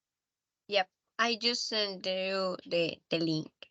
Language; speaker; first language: English; non-native, learner; Spanish